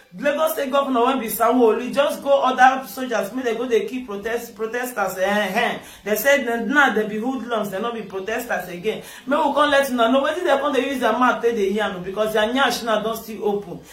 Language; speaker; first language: Nigerian Pidgin; native; Nigerian Pidgin